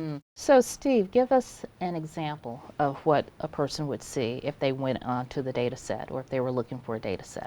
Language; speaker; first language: English; native; English